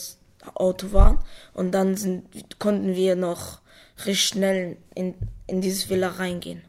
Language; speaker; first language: German; early bilingual, other home language; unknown